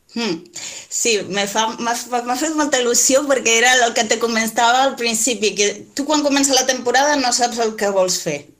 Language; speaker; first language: Catalan; native; Catalan